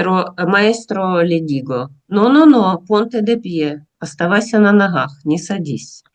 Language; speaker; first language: Spanish; non-native, learner; Russian